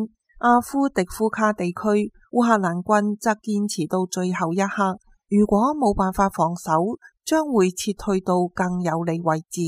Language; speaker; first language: Chinese; non-native, local second language; Cantonese